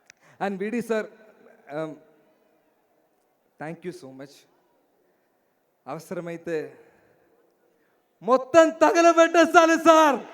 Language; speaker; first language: Telugu; non-native, learner; Malayalam